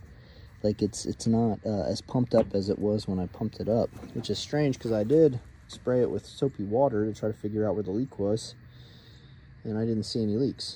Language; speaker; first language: English; native; English